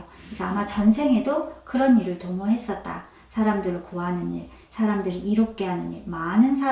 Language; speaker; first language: Korean; native; Korean